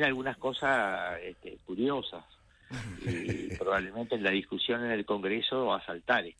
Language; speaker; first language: Spanish; native; Spanish